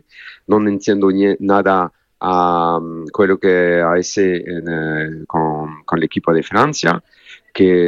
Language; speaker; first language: Spanish; non-native, learner; French